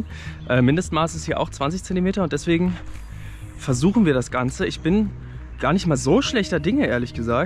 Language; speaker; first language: German; native; German